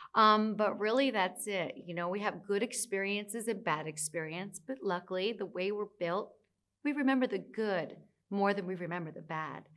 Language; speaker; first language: English; native; English